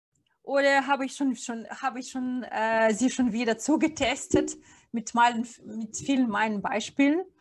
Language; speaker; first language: German; non-native, fluent; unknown